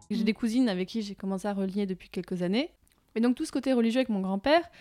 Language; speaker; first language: French; native; French